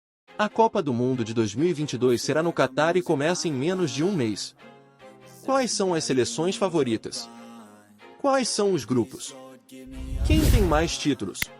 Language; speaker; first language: Portuguese; native; Portuguese